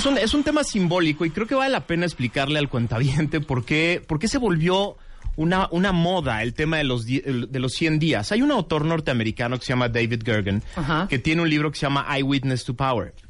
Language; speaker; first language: Spanish; native; Spanish